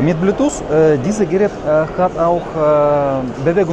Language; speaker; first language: German; non-native, learner; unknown